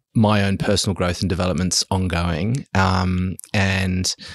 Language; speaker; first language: English; early bilingual, other home language; German